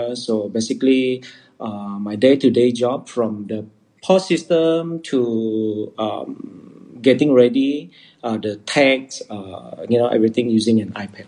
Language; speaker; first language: English; non-native, local second language; Hakka Chinese